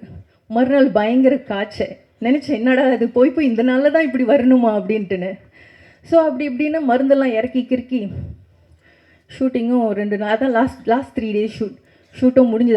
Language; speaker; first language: Tamil; native; Tamil